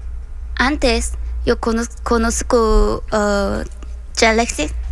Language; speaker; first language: Spanish; non-native, learner; Korean